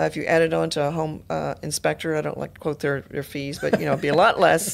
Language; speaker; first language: English; native; English